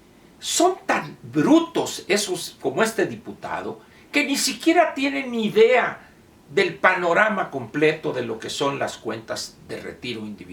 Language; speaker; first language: Spanish; native; Spanish